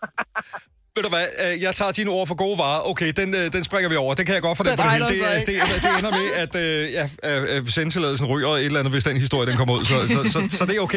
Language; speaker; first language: Danish; native; Danish